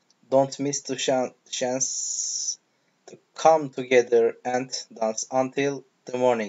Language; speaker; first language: English; non-native, fluent; Turkish